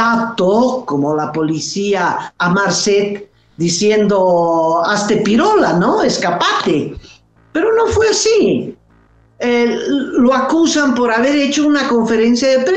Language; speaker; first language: Spanish; native; Spanish